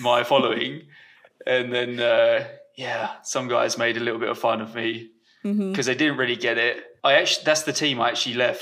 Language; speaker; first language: English; native; English